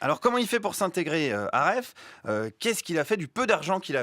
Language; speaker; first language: French; native; French